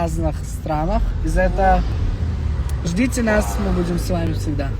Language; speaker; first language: Russian; non-native, learner; Uzbek